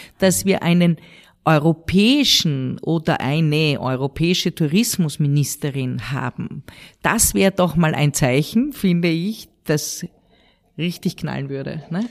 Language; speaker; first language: German; native; German